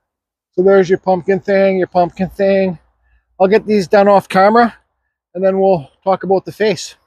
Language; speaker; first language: English; native; English